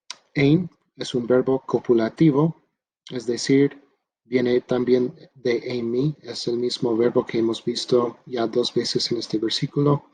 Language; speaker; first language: Spanish; non-native, fluent; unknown